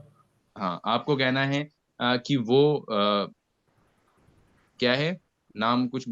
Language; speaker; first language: Hindi; native; Hindi